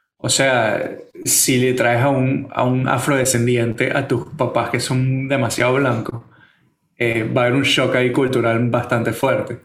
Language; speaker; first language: Spanish; native; Spanish